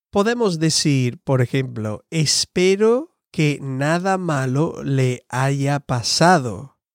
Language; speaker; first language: Spanish; non-native, fluent; English